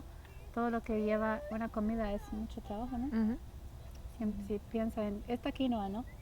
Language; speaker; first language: Spanish; early bilingual, heritage; Spanish